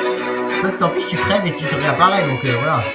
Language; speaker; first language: French; native; French